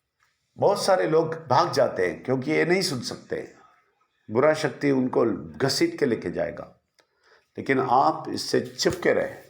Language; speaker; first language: Hindi; non-native, local second language; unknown